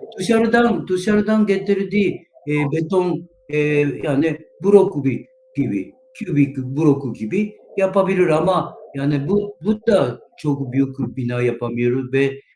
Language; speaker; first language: Turkish; non-native, learner; Japanese